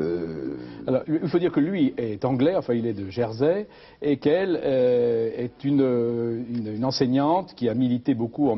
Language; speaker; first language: French; native; French